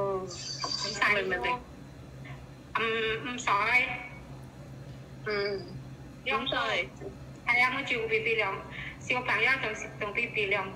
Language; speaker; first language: Cantonese; non-native, learner; Indonesian